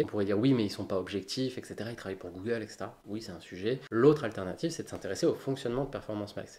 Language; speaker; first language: French; native; French